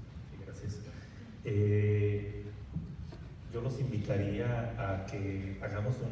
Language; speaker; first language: Spanish; native; Spanish